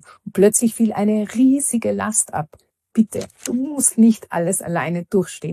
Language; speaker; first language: German; native; German